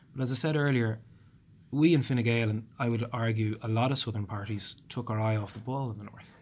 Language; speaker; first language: English; native; English